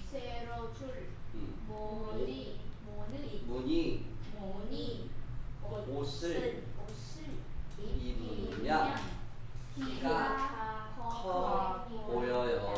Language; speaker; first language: Korean; non-native, learner; Vietnamese